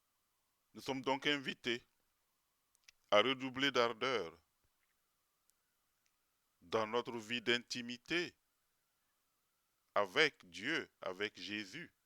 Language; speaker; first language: French; native; French